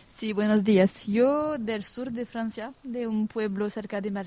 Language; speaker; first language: Spanish; non-native, fluent; French